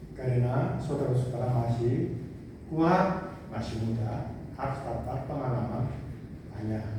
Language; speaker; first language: Indonesian; non-native, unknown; Korean